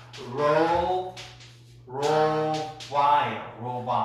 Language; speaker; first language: Korean; native; Korean